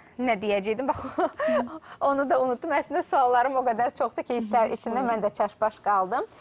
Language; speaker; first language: Azerbaijani; native; Azerbaijani